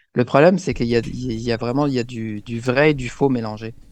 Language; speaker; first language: French; native; French